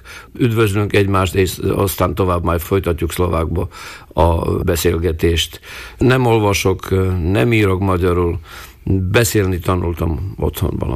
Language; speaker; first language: Hungarian; non-native, local second language; Slovak